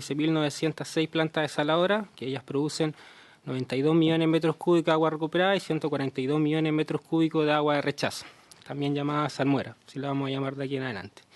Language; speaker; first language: Spanish; native; Spanish